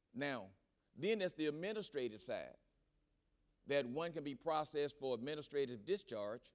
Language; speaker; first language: English; native; English